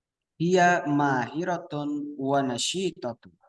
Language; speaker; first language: Arabic; non-native, fluent; Indonesian